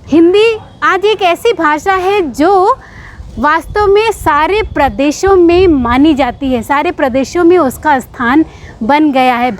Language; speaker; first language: Hindi; native; Hindi